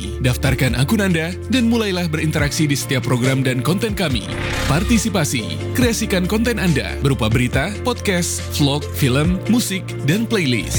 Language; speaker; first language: Indonesian; native; Indonesian